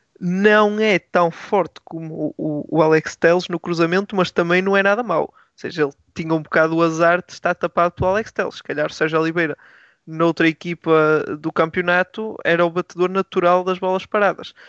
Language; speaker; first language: Portuguese; native; Portuguese